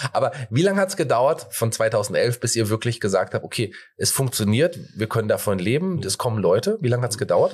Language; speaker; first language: German; native; German